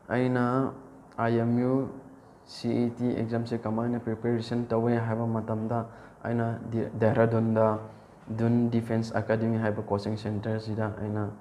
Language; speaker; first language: Manipuri; non-native, local second language; Rongmei Naga